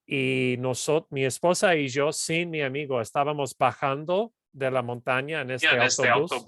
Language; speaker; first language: Spanish; non-native, fluent; English